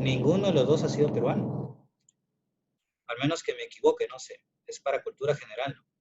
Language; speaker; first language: Spanish; native; Spanish